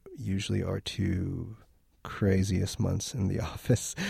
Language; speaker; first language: English; early bilingual, other home language; Armenian